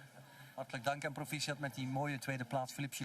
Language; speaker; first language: Dutch; native; Dutch